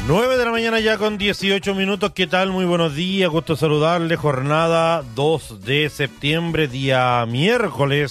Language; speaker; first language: Spanish; native; Spanish